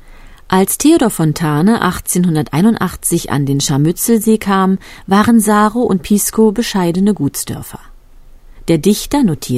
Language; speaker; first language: German; native; German